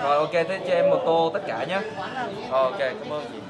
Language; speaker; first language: Vietnamese; early bilingual, heritage; Vietnamese